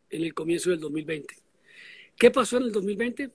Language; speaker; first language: Spanish; native; Spanish